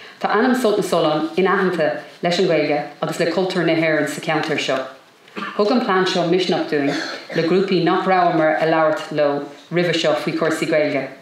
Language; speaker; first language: Irish; non-native, local second language; English